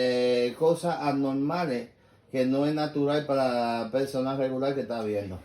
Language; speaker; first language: Spanish; early bilingual, heritage; English